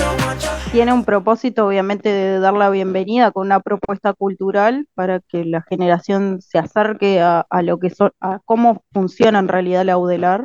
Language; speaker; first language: Spanish; native; Spanish